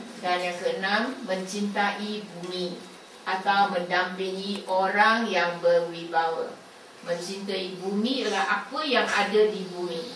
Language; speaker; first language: Malay; non-native, local second language; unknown